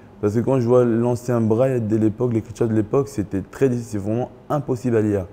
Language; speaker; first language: French; early bilingual, other home language; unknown